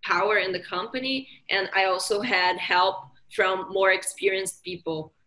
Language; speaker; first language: English; non-native, fluent; Portuguese